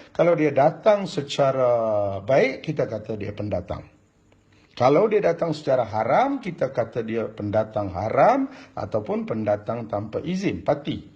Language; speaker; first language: Malay; non-native, local second language; Tamil